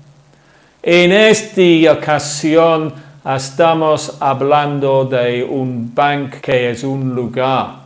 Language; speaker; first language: Spanish; non-native, fluent; English